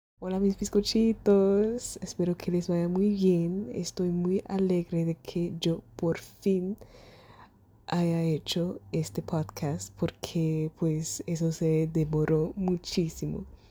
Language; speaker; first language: Spanish; non-native, fluent; German